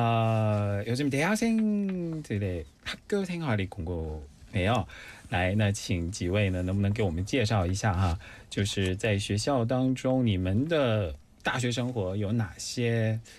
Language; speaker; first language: Chinese; native; Chinese